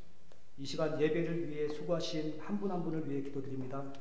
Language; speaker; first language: Korean; native; Korean